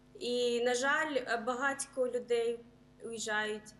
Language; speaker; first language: Ukrainian; early bilingual, heritage; Ukrainian